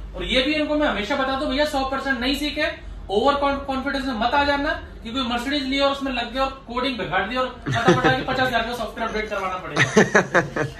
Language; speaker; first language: Hindi; native; Hindi